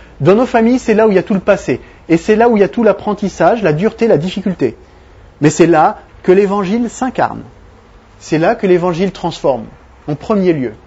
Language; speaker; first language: French; native; French